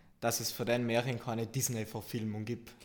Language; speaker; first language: German; native; German